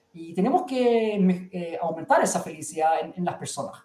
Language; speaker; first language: Spanish; early bilingual, heritage; German